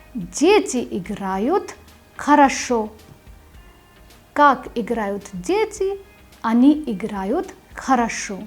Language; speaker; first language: Russian; non-native, fluent; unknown